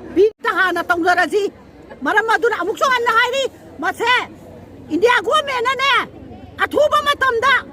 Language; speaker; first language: Manipuri; native; Manipuri